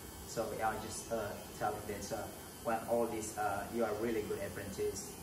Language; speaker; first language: English; non-native, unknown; Balinese